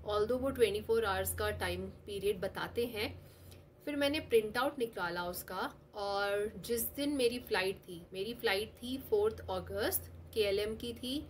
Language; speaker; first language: Hindi; non-native, local second language; Telugu